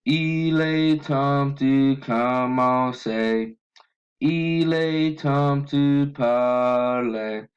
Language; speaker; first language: French; non-native, learner; English